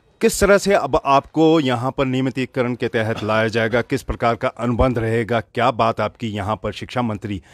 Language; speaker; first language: Hindi; native; Hindi